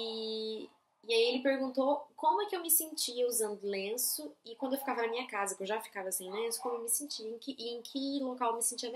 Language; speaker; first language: Portuguese; native; Portuguese